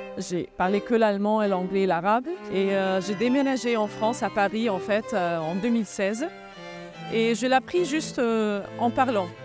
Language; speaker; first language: French; non-native, fluent; Arabic